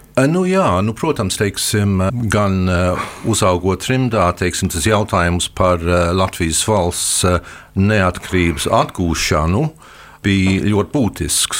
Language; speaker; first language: Latvian; early bilingual, heritage; Latvian